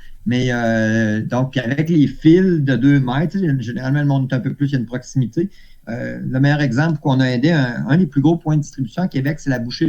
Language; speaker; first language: French; native; French